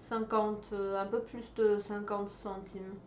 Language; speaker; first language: French; non-native, fluent; Chinese